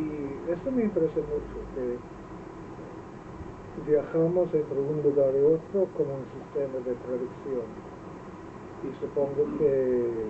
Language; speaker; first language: Spanish; non-native, fluent; Welsh